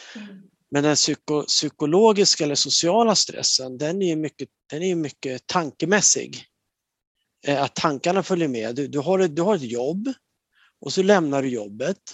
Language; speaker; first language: Swedish; native; Swedish